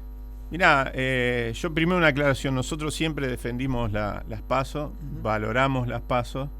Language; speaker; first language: Spanish; native; Spanish